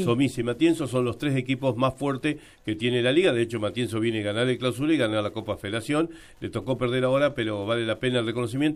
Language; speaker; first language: Spanish; native; Spanish